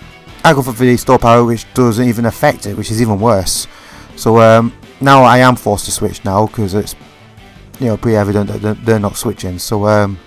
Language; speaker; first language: English; native; English